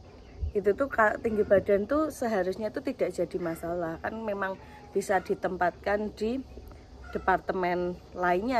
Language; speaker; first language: Indonesian; native; Indonesian